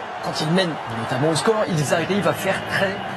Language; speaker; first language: French; native; French